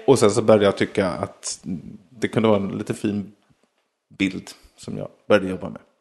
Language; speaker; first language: Swedish; native; Swedish